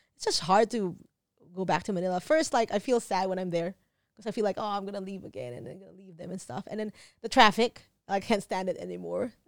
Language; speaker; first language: English; non-native, local second language; Filipino